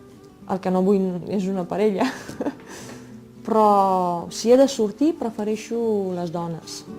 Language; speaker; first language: Catalan; non-native, fluent; Romanian